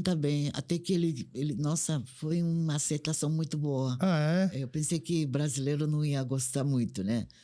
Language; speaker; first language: Portuguese; non-native, fluent; Korean